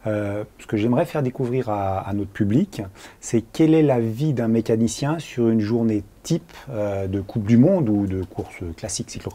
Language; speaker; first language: French; native; French